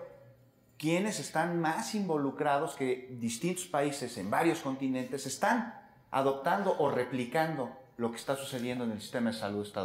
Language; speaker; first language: Spanish; native; Spanish